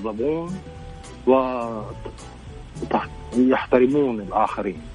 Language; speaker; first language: Arabic; non-native, fluent; Japanese